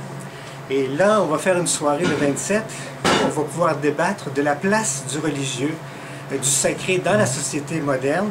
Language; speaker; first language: French; native; French